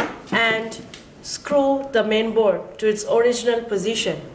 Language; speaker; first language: English; non-native, learner; Chinese